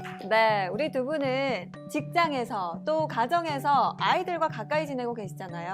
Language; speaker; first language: Korean; native; Korean